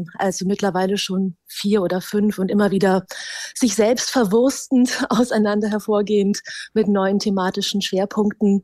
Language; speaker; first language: German; native; German